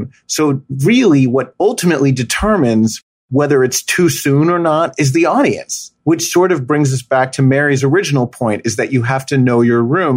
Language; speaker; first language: English; native; English